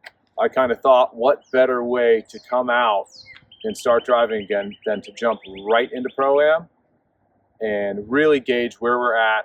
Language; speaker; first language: English; native; English